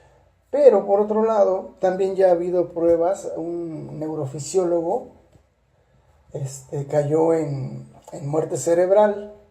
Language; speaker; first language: Spanish; native; Spanish